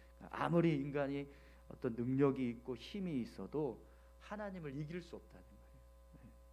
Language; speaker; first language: Korean; native; Korean